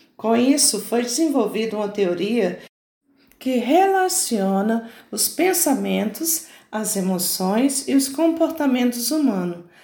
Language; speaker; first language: Portuguese; native; Portuguese